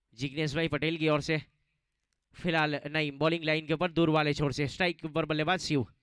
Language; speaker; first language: Hindi; non-native, local second language; Gujarati